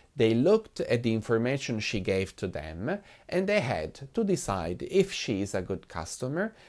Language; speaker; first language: English; non-native, fluent; Italian